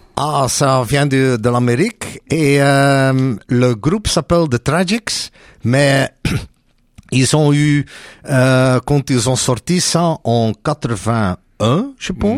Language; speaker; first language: French; non-native, local second language; Dutch